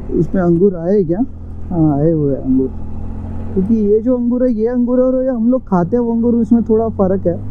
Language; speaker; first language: Hindi; non-native, local second language; Marathi